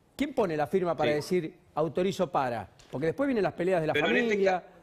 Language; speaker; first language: Spanish; native; Spanish